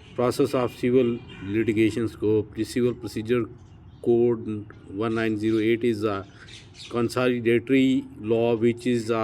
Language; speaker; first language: English; non-native, local second language; Urdu